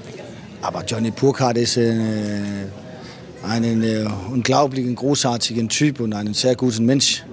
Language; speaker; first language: German; non-native, fluent; Danish